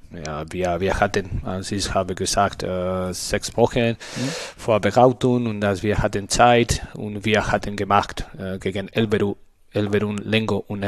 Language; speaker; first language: German; non-native, learner; Spanish